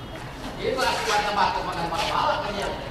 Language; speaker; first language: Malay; non-native, local second language; Javanese